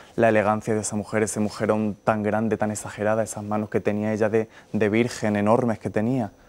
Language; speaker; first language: Spanish; native; Spanish